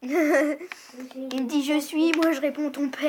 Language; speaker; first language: French; native; French